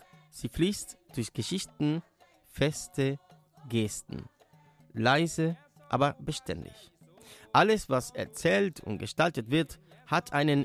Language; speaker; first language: German; native; German